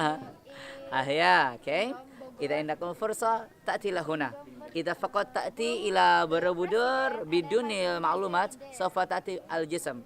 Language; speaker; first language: Arabic; non-native, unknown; Indonesian